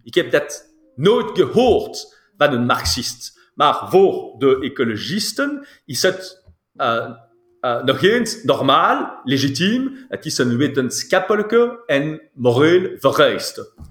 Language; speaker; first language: Dutch; non-native, local second language; French